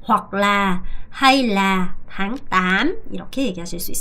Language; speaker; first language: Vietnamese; non-native, fluent; Korean